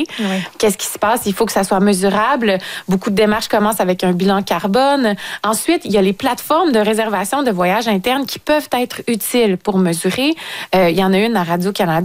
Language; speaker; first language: French; native; French